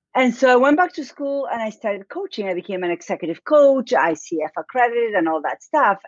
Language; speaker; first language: English; non-native, fluent; Spanish